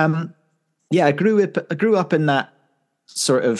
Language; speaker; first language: English; native; English